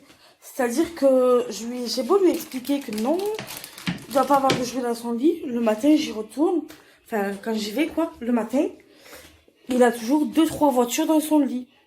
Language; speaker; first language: French; native; French